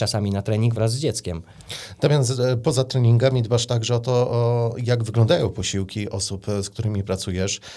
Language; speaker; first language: Polish; native; Polish